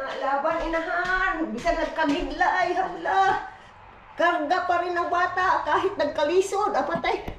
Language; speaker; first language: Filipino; non-native, local second language; Cebuano